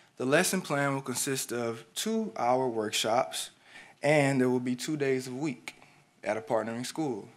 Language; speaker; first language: English; native; English